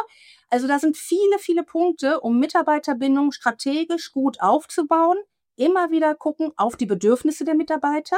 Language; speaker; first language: German; native; German